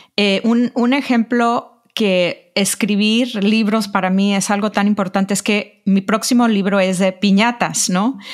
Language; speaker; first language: Spanish; early bilingual, heritage; Spanish